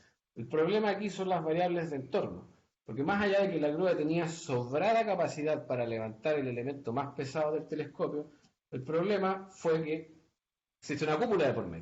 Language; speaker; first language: Spanish; native; Spanish